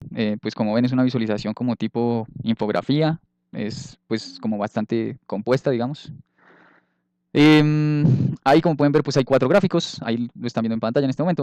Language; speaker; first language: Spanish; native; Spanish